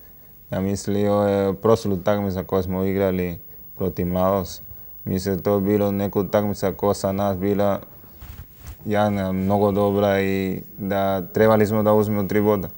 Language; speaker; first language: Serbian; non-native, learner; Spanish